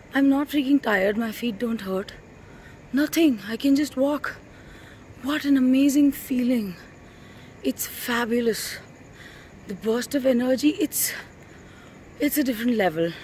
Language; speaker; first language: English; non-native, local second language; Hindi